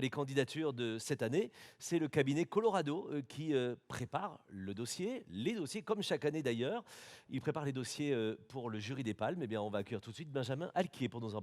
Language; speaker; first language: French; native; French